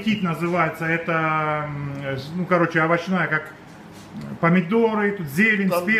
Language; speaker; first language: Russian; native; Russian